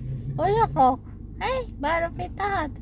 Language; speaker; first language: Arabic; non-native, learner; Oromo